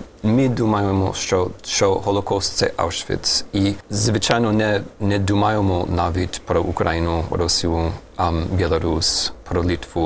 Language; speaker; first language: Ukrainian; non-native, fluent; German